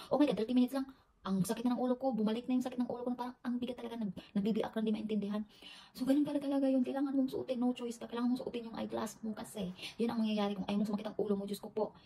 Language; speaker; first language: Filipino; native; Filipino